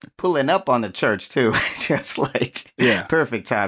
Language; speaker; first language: English; native; English